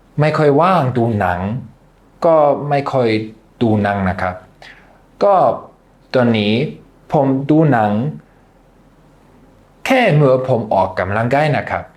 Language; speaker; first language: Thai; non-native, fluent; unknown